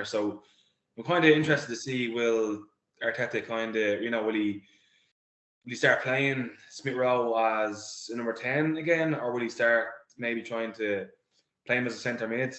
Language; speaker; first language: English; native; English